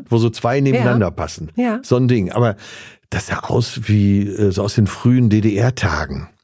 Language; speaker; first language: German; native; German